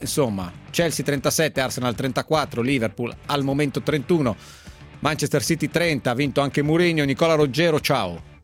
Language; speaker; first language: Italian; native; Italian